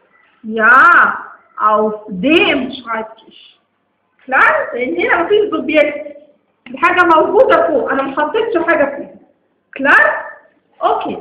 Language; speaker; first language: German; non-native, fluent; Arabic